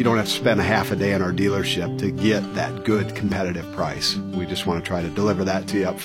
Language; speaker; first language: English; native; English